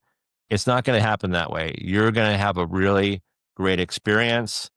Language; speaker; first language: English; native; English